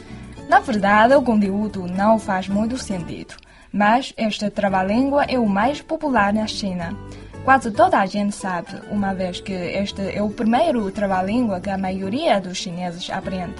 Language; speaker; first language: Portuguese; non-native, fluent; Chinese